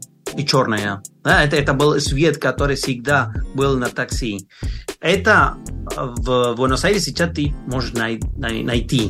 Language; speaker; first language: Russian; non-native, learner; Spanish